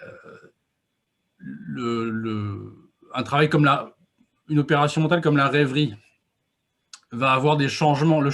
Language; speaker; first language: French; native; French